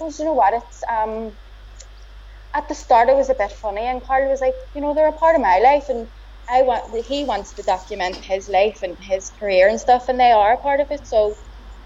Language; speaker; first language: English; native; English